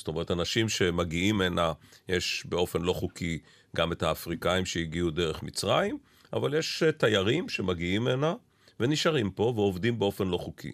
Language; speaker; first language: Hebrew; native; Hebrew